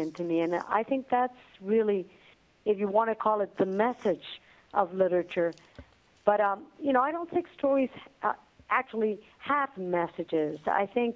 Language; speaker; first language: English; non-native, fluent; Spanish